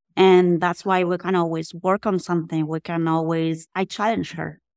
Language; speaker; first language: English; non-native, fluent; Spanish